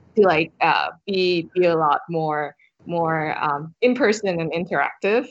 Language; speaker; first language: English; non-native, fluent; Vietnamese